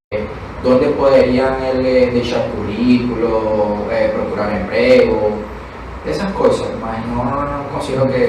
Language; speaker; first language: Portuguese; non-native, fluent; Spanish